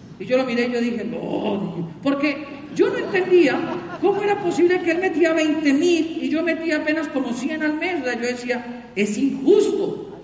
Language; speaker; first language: Spanish; native; Spanish